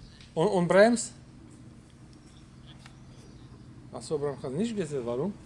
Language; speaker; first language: German; non-native, learner; Polish